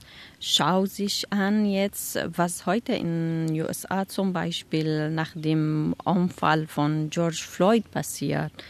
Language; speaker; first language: German; non-native, learner; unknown